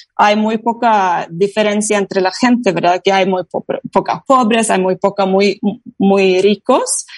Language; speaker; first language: Spanish; non-native, fluent; Norwegian